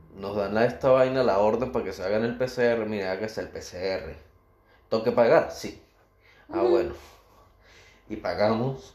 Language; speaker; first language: Spanish; native; Spanish